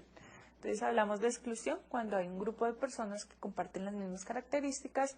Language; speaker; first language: Spanish; native; Spanish